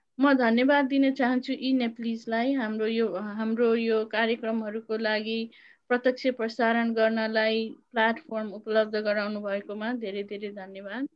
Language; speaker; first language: Nepali; native; Nepali